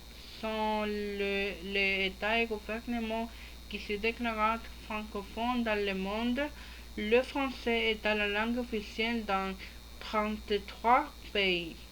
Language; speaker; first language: French; non-native, learner; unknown